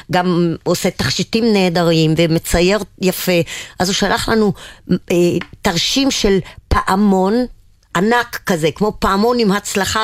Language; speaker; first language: Hebrew; non-native, local second language; German